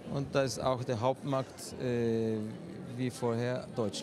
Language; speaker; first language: German; non-native, fluent; Turkish